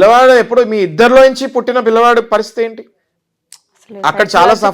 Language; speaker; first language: Telugu; native; Telugu